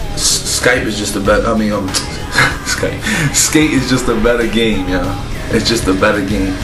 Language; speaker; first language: English; native; English